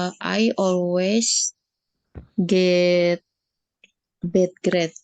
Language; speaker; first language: English; non-native, learner; Indonesian